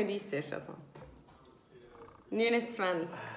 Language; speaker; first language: German; native; German